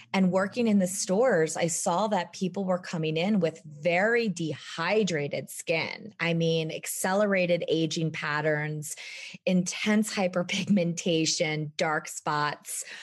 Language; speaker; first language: English; native; English